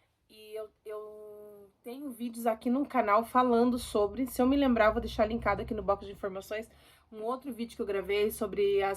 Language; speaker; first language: Portuguese; native; Portuguese